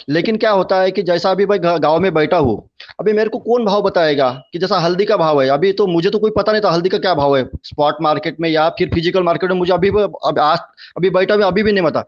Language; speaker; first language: Hindi; non-native, local second language; Marathi